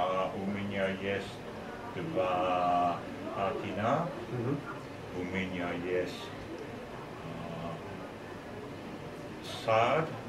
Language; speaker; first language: Russian; non-native, learner; English